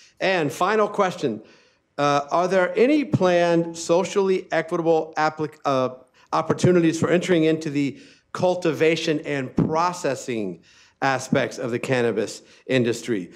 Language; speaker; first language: English; native; English